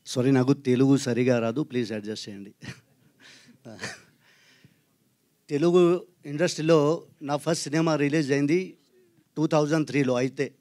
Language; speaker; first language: Telugu; non-native, learner; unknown